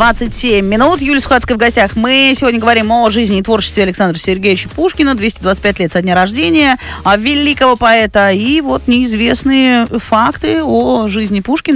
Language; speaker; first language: Russian; native; Russian